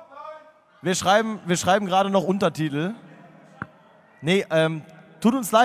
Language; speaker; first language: German; native; German